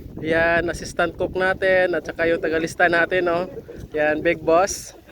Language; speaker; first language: Filipino; native; Filipino